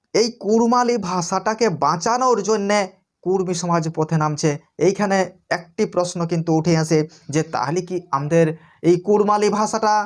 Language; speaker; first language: Bangla; non-native, local second language; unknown